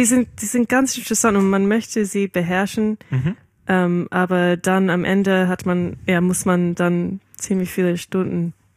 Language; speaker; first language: German; non-native, fluent; English